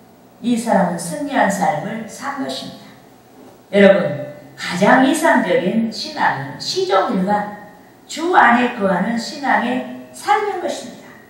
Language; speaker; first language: Korean; native; Korean